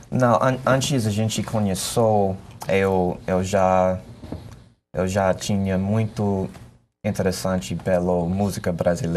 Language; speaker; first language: Portuguese; non-native, learner; English